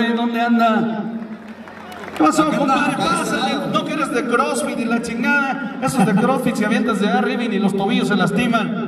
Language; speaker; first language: Spanish; native; Spanish